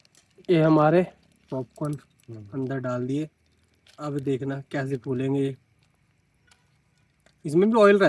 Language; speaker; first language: Hindi; non-native, local second language; Punjabi